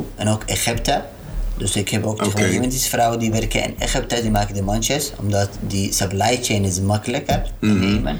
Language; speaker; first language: Dutch; non-native, learner; Arabic